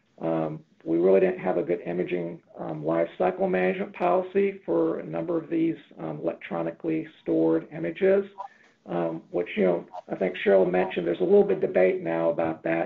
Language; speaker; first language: English; native; English